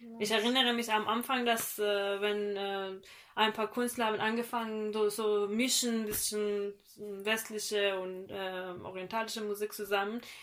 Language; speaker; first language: German; non-native, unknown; Persian